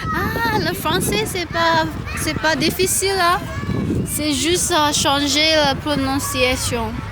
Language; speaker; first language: French; non-native, learner; English